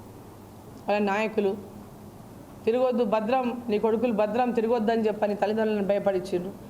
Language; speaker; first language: Telugu; native; Telugu